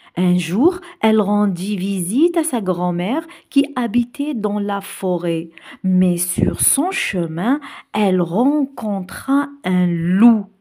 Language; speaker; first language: French; non-native, local second language; Arabic